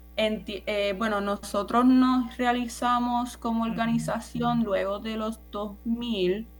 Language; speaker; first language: Spanish; native; Spanish